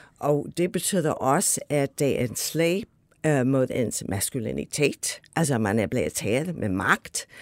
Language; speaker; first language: Danish; non-native, fluent; English